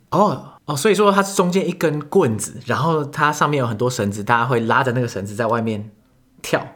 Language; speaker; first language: Chinese; native; Chinese